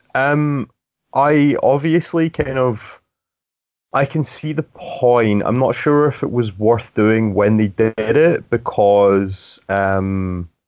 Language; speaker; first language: English; native; English